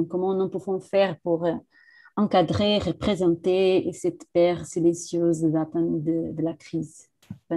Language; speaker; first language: French; non-native, fluent; Portuguese